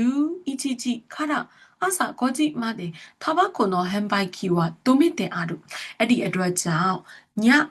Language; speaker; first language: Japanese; non-native, fluent; Burmese